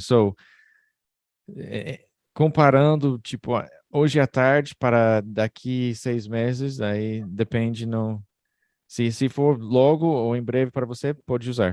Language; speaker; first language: Portuguese; non-native, fluent; English